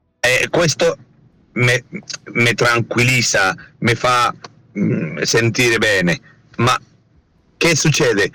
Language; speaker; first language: Italian; non-native, learner; Spanish